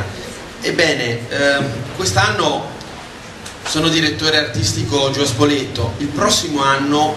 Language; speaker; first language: Italian; native; Italian